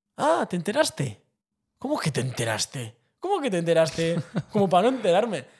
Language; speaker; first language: Spanish; non-native, local second language; Basque